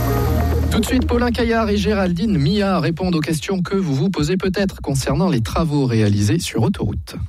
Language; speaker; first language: French; native; French